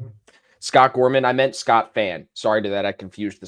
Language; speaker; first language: English; native; English